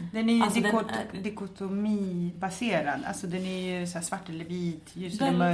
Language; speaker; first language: Swedish; native; Swedish